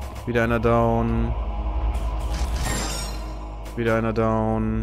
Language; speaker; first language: German; native; German